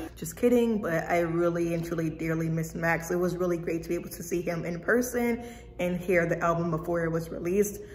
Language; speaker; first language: English; native; English